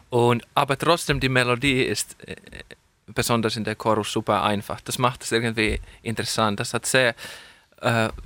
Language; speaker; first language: German; non-native, fluent; Finnish